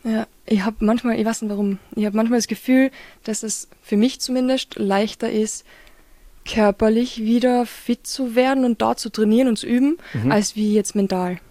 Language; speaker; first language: German; native; German